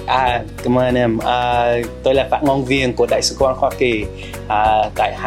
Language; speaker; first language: Vietnamese; non-native, fluent; English